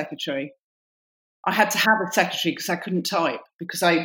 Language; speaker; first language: English; native; English